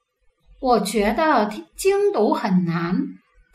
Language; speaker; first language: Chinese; non-native, fluent; Vietnamese